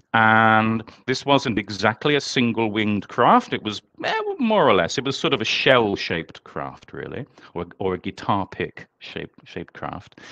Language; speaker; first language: English; native; English